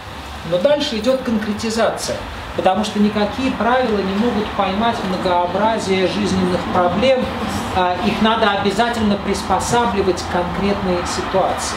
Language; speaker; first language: Russian; native; Russian